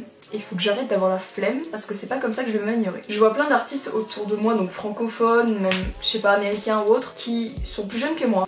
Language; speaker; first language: French; native; French